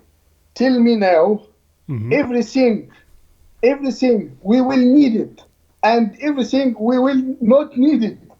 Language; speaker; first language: English; non-native, learner; Arabic